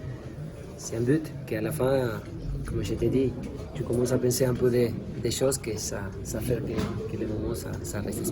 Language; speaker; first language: French; non-native, learner; Spanish